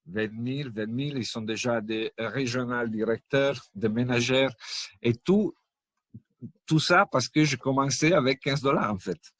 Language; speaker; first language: French; non-native, fluent; Italian